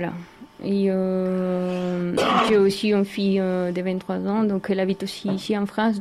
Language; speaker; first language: French; non-native, fluent; Spanish